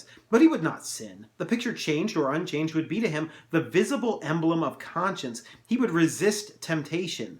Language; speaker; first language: English; native; English